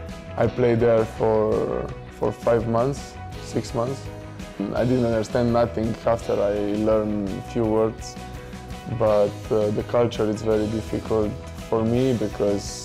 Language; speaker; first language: English; non-native, fluent; Slovenian